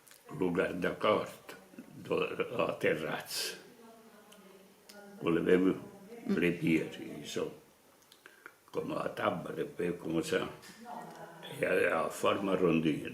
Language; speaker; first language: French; non-native, fluent; Italian